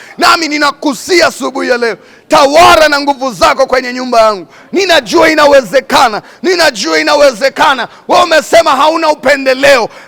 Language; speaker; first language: Swahili; non-native, local second language; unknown